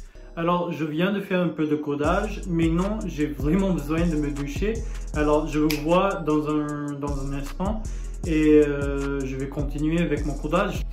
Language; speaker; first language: French; non-native, fluent; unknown